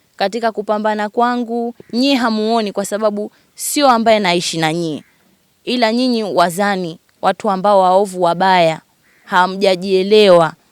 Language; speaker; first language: Swahili; native; Swahili